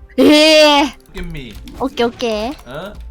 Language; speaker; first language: Korean; non-native, learner; Japanese